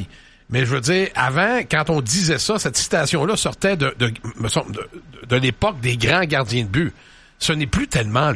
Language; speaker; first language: French; native; French